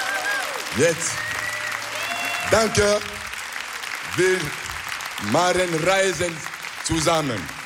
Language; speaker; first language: German; non-native, learner; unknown